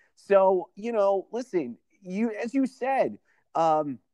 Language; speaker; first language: English; native; English